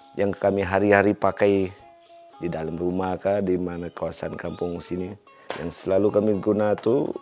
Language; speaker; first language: Malay; non-native, local second language; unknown